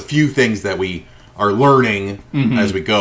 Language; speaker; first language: English; native; English